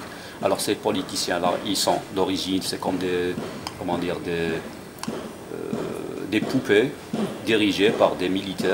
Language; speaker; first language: French; non-native, fluent; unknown